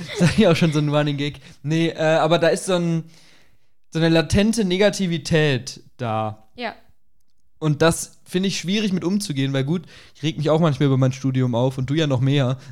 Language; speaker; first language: German; native; German